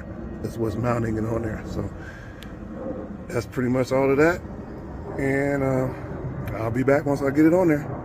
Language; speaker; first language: English; native; English